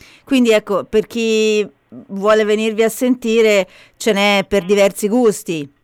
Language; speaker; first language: Italian; native; Italian